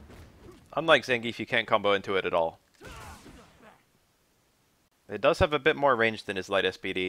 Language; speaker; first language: English; native; English